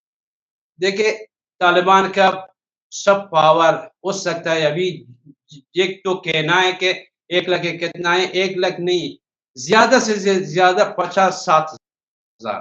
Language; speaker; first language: Hindi; non-native, fluent; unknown